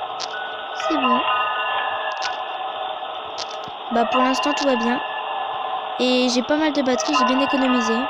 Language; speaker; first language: French; native; French